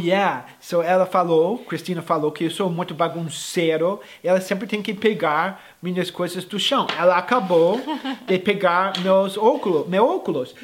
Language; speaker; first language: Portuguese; non-native, fluent; English